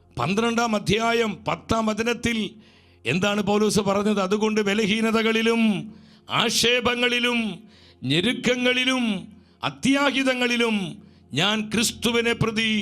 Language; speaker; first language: Malayalam; native; Malayalam